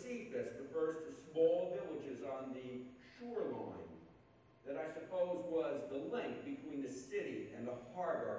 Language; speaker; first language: English; native; English